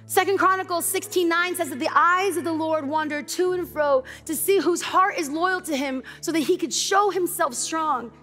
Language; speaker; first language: English; native; English